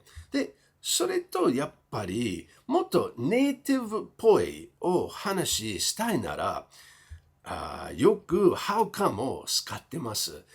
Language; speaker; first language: Japanese; non-native, fluent; English